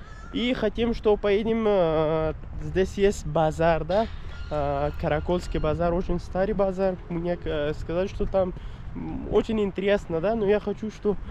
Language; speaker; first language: Russian; non-native, learner; Urdu